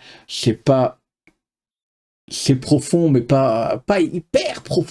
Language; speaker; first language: French; native; French